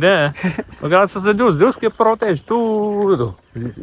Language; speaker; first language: Portuguese; non-native, learner; Arabic